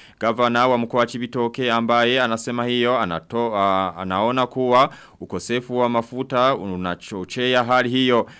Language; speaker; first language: Swahili; non-native, local second language; Rundi